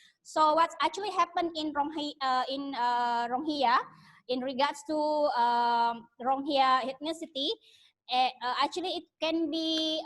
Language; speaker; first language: English; non-native, learner; Indonesian